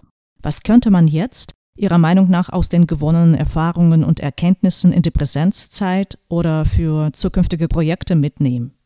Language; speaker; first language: German; native; German